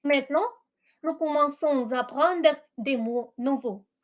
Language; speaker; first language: French; non-native, fluent; Ukrainian